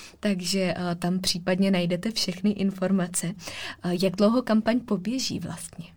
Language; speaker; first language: Czech; native; Czech